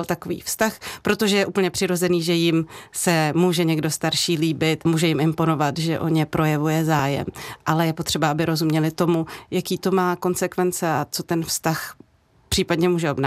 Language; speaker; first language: Czech; native; Czech